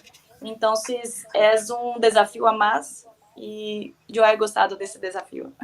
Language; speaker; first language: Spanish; non-native, learner; Portuguese